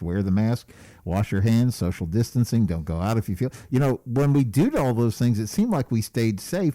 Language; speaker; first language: English; native; English